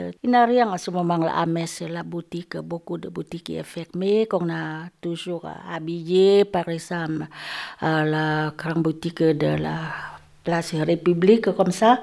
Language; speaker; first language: French; non-native, learner; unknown